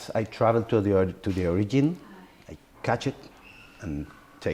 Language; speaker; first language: English; non-native, learner; Spanish